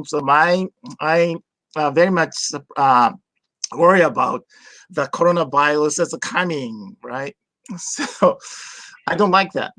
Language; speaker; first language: English; non-native, fluent; Japanese